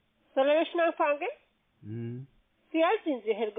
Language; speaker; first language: German; non-native, fluent; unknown